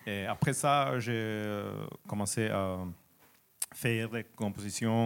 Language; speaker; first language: French; non-native, learner; Finnish